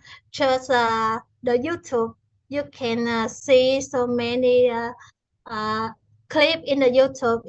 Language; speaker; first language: English; non-native, learner; Vietnamese